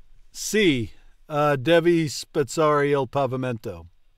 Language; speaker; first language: Italian; non-native, learner; English